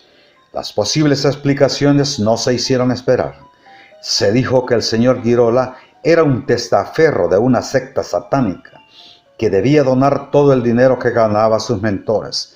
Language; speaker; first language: Spanish; native; Spanish